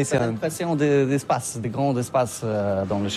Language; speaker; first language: French; non-native, learner; Polish